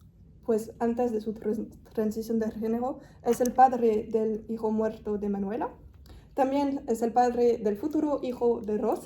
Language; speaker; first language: Spanish; non-native, fluent; French